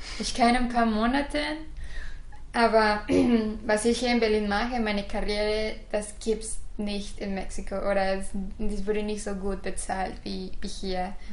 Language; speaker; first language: German; non-native, fluent; Spanish